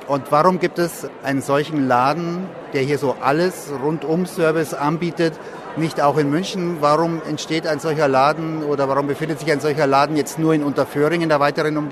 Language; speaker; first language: German; native; German